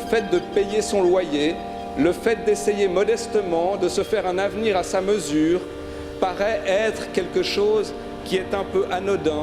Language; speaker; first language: French; native; French